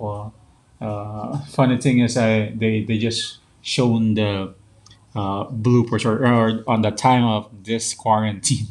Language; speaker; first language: English; non-native, local second language; Filipino